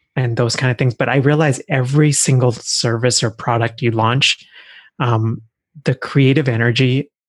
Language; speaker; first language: English; native; English